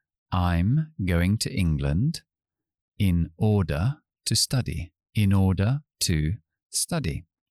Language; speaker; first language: English; native; English